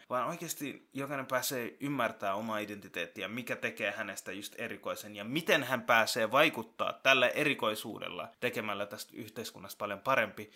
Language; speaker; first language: Finnish; early bilingual, other home language; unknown